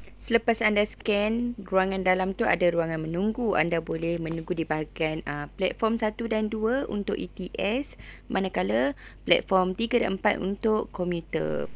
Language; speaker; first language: Malay; native; Malay